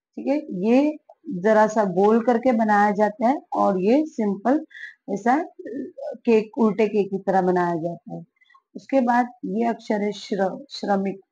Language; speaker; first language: Hindi; native; Hindi